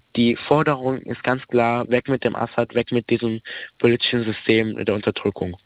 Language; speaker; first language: German; early bilingual, other home language; Arabic